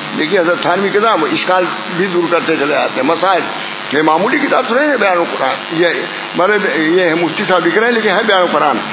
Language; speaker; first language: Urdu; native; Urdu